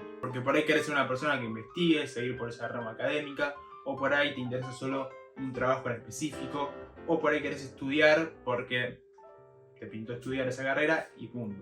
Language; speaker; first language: Spanish; native; Spanish